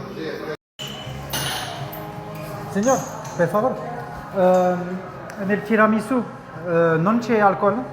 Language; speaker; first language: Italian; non-native, learner; French